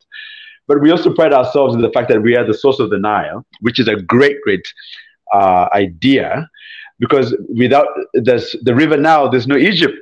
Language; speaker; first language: English; non-native, local second language; Ganda